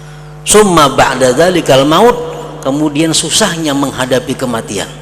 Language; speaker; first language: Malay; non-native, local second language; Banjar